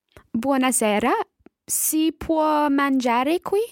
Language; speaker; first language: Italian; non-native, learner; English